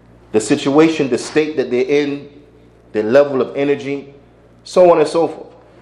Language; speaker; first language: English; native; English